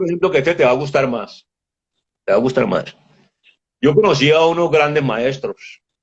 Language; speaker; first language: Spanish; native; Spanish